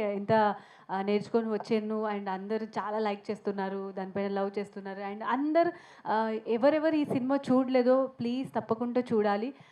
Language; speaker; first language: Telugu; non-native, learner; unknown